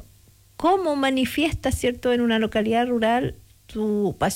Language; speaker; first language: Spanish; native; Spanish